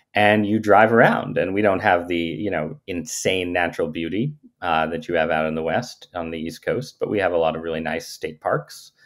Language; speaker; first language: English; native; English